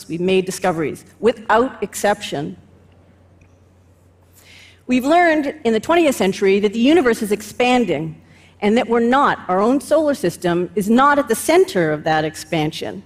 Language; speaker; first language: English; native; English